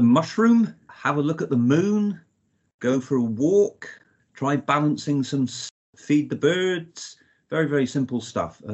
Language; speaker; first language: English; native; English